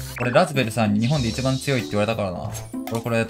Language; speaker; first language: Japanese; native; Japanese